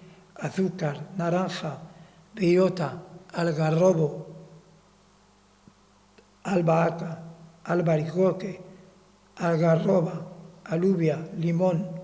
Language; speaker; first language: Spanish; non-native, fluent; Arabic